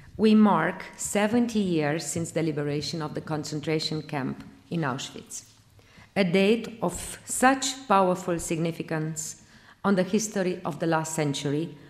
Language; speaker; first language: English; non-native, fluent; Romanian